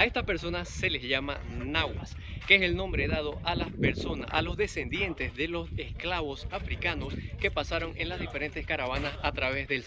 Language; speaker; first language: Spanish; native; Spanish